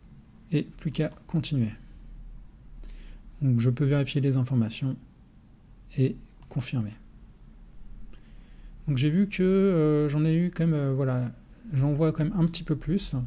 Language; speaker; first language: French; native; French